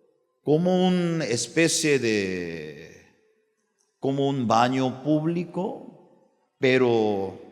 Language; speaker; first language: Spanish; non-native, learner; Korean